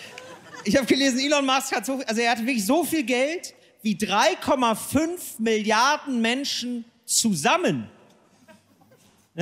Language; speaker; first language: German; native; German